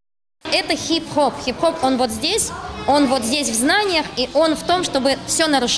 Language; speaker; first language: Russian; native; Russian